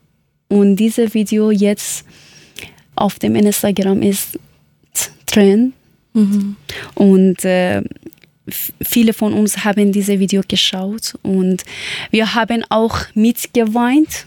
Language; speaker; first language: German; non-native, learner; Persian